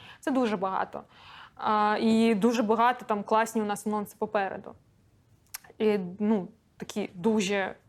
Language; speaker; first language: Ukrainian; non-native, local second language; Russian